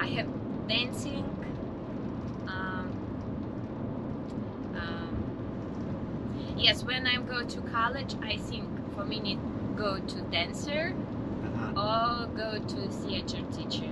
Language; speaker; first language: English; non-native, learner; Russian